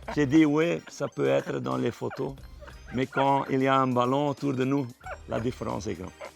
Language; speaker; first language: French; non-native, local second language; Dutch